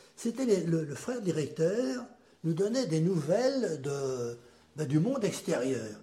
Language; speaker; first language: French; native; French